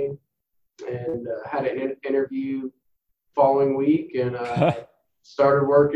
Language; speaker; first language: English; native; English